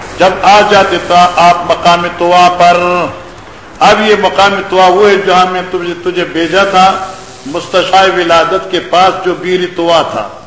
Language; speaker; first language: Urdu; native; Urdu